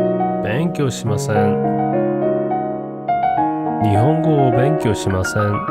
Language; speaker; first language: Japanese; non-native, learner; English